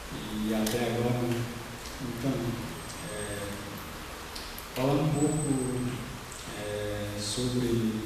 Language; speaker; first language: Portuguese; non-native, local second language; Guarani